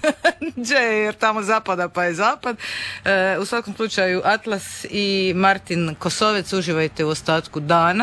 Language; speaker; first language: Serbian; native; Serbian